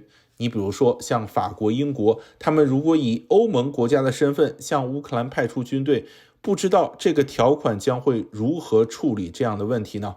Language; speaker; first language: Chinese; native; Chinese